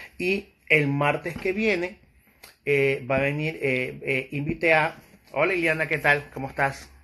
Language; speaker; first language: Spanish; native; Spanish